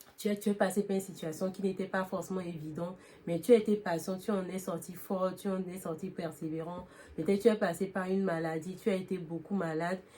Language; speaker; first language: French; native; French